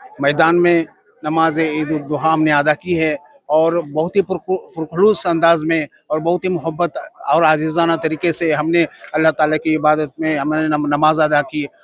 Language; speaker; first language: Urdu; native; Urdu